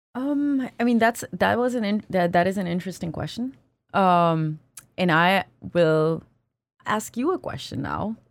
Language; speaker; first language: English; non-native, local second language; Urdu